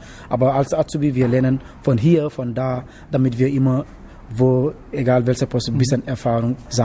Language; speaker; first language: German; non-native, learner; Wolof